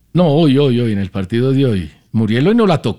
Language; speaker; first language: Spanish; native; Spanish